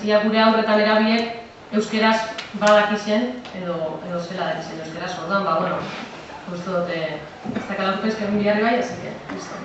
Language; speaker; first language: Basque; native; Basque